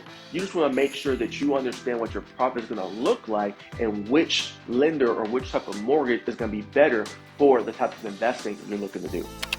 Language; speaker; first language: English; native; English